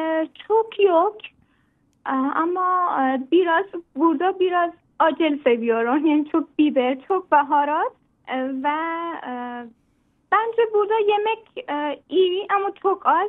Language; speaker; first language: Turkish; non-native, learner; Persian